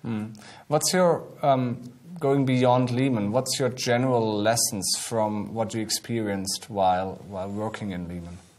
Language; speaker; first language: English; non-native, fluent; German